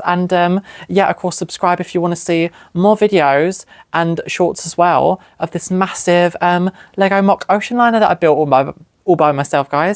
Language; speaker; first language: English; native; English